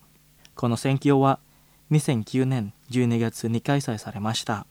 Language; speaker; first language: Japanese; non-native, fluent; Indonesian